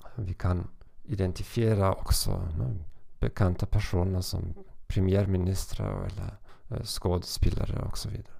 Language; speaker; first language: Swedish; non-native, learner; German